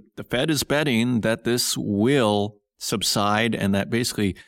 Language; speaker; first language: English; native; English